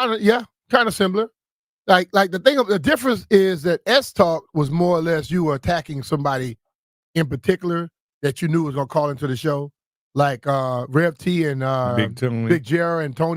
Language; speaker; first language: English; native; English